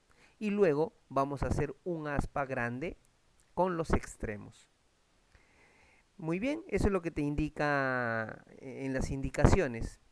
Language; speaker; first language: Spanish; native; Spanish